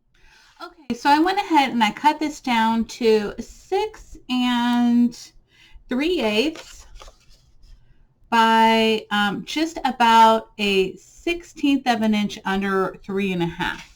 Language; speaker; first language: English; native; English